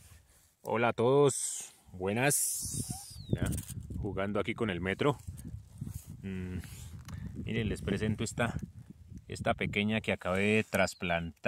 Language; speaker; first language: Spanish; native; Spanish